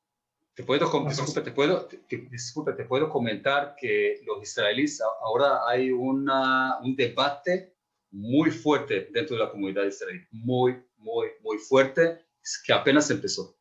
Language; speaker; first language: Spanish; non-native, fluent; Hebrew